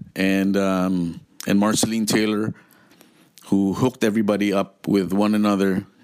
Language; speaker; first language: English; non-native, local second language; Filipino